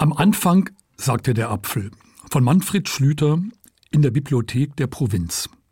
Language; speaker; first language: German; non-native, local second language; Luxembourgish